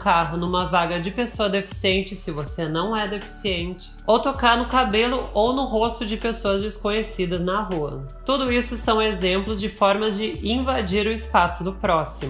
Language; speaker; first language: Portuguese; native; Portuguese